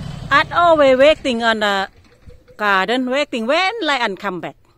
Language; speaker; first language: English; non-native, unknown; Thai